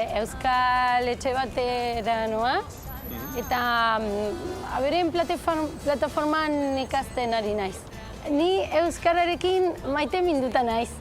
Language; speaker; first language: Basque; non-native, learner; Spanish